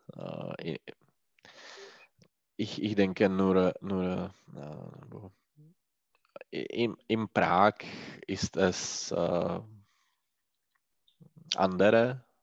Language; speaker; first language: German; non-native, learner; Czech